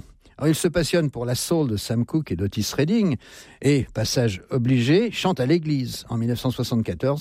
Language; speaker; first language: French; native; French